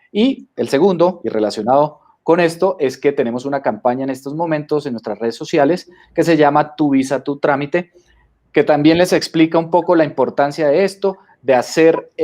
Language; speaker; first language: Spanish; native; Spanish